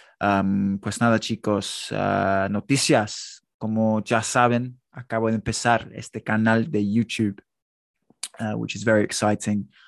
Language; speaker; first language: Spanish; non-native, fluent; English